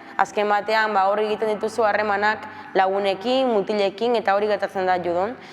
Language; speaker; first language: Basque; early bilingual, other home language; Spanish